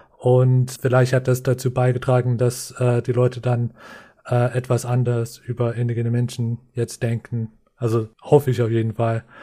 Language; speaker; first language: German; non-native, fluent; English